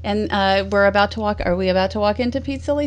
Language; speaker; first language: English; native; English